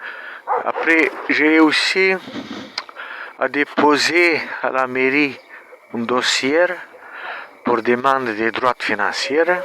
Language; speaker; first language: French; non-native, learner; Romanian